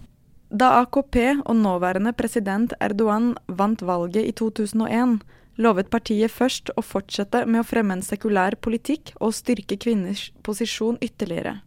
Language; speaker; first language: Norwegian; native; Norwegian